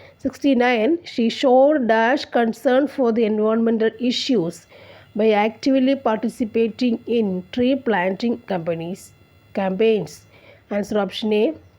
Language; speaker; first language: English; non-native, local second language; Malayalam